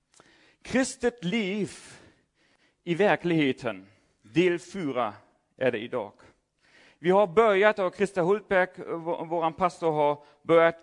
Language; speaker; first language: Swedish; non-native, fluent; German